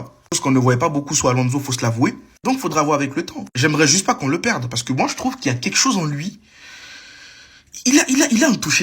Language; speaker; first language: French; native; French